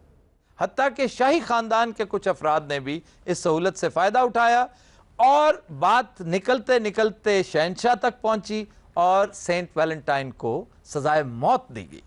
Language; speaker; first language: Urdu; native; Urdu